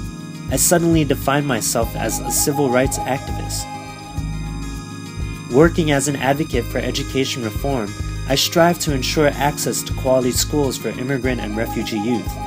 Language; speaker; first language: English; early bilingual, other home language; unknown